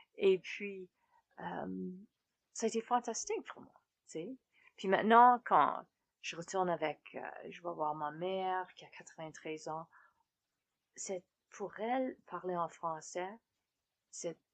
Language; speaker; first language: French; native; French